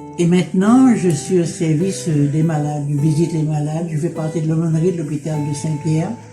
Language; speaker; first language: French; native; French